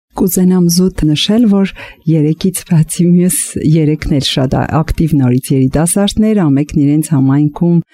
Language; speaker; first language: Armenian; native; Armenian